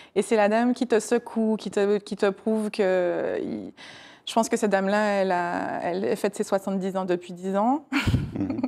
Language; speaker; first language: French; native; French